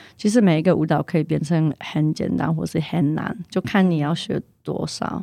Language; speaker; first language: Chinese; non-native, fluent; English